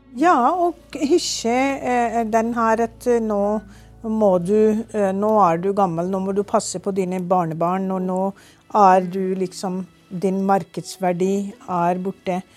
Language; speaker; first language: Norwegian; non-native, fluent; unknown